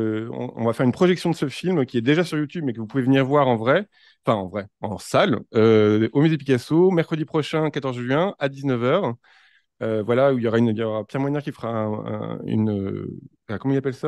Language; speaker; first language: French; native; French